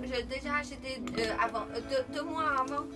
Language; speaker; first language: French; non-native, learner; Chinese